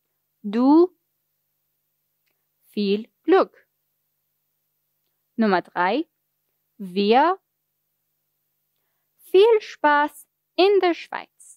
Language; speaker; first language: German; non-native, fluent; Persian